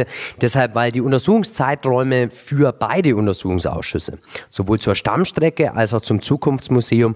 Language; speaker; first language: German; native; German